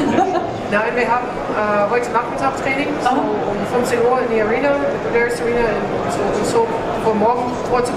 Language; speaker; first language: German; non-native, fluent; English